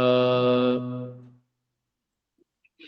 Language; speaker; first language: French; non-native, learner; Hindi